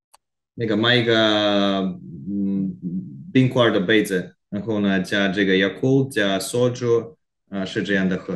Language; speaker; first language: Chinese; non-native, learner; Korean